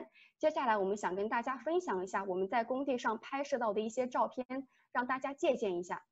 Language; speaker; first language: Chinese; native; Chinese